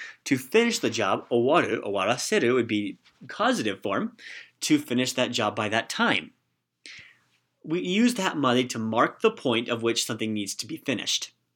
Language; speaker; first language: English; native; English